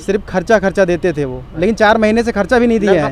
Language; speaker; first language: Hindi; native; Hindi